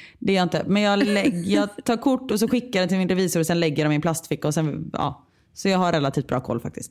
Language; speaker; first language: Swedish; native; Swedish